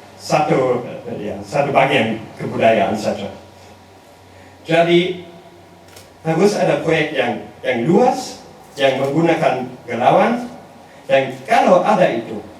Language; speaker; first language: Indonesian; non-native, learner; German